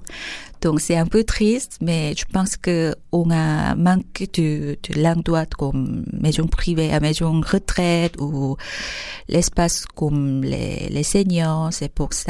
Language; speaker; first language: French; non-native, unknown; Korean